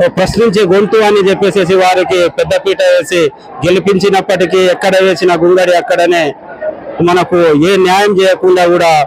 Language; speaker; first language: Telugu; non-native, local second language; Lambadi